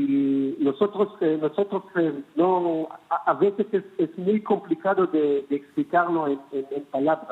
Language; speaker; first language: Spanish; non-native, fluent; Hebrew